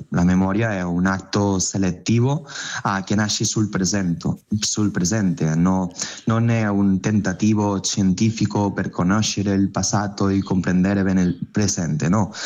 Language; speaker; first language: Italian; non-native, learner; Catalan